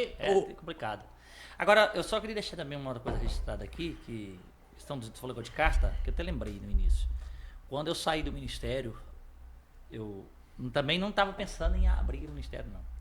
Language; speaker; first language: Portuguese; native; Portuguese